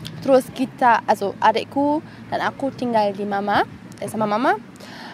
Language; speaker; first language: Indonesian; early bilingual, heritage; Indonesian